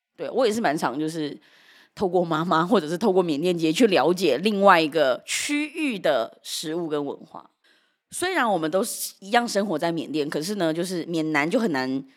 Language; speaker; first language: Chinese; early bilingual, heritage; Chinese